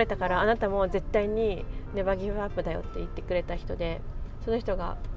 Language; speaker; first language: Japanese; native; Japanese